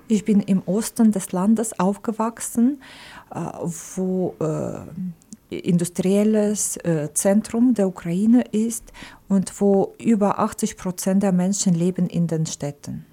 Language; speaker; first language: German; non-native, fluent; Ukrainian